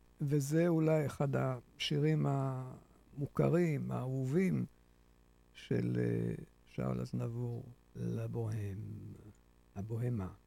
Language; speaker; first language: Hebrew; native; Hebrew